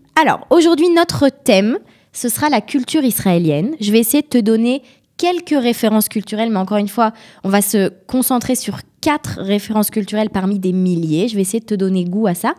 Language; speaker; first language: French; native; French